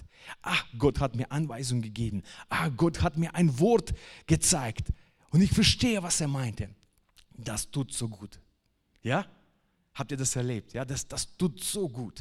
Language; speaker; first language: German; non-native, fluent; Russian